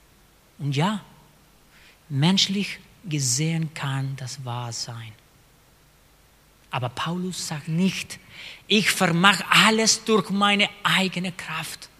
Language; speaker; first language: German; non-native, fluent; Spanish